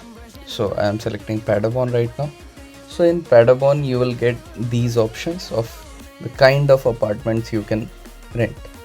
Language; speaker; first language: English; non-native, local second language; Hindi